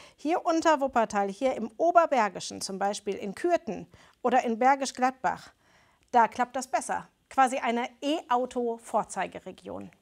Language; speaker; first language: German; native; German